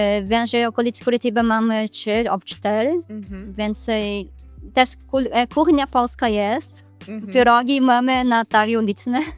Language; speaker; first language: Polish; non-native, learner; Portuguese